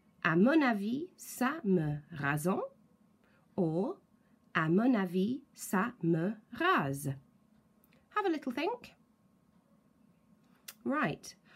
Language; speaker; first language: French; non-native, fluent; English